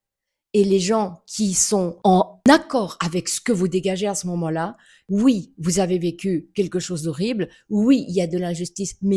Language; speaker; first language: French; native; French